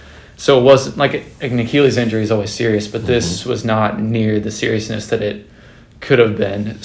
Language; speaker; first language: English; native; English